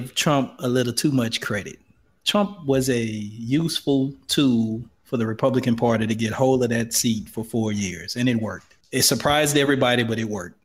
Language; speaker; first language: English; native; English